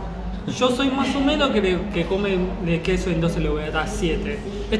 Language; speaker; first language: Spanish; non-native, learner; Chinese